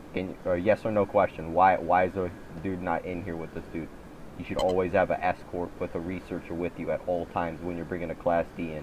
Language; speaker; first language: English; native; English